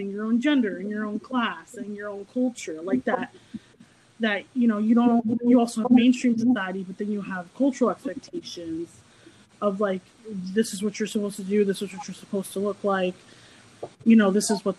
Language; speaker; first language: English; native; English